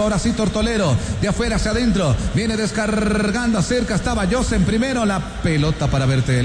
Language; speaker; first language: Spanish; native; Spanish